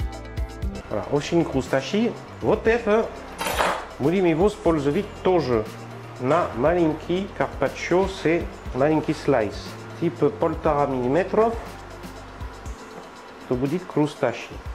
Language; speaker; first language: Russian; non-native, learner; French